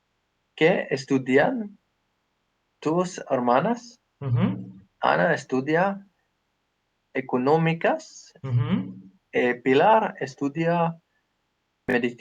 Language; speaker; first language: Spanish; non-native, learner; English